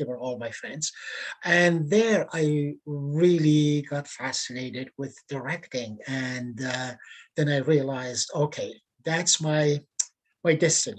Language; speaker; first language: English; non-native, fluent; Persian